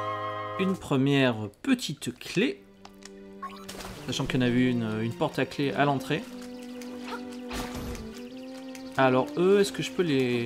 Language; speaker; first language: French; native; French